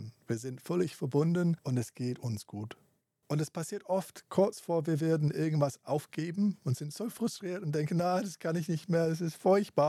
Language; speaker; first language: German; non-native, fluent; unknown